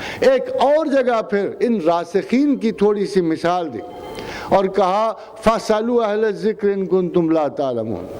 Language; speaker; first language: Urdu; non-native, local second language; Punjabi